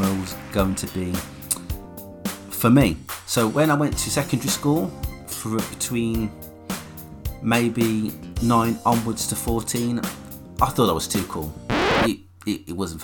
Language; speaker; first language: English; native; English